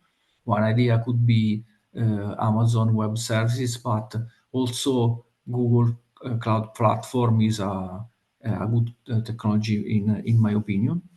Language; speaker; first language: English; non-native, fluent; Italian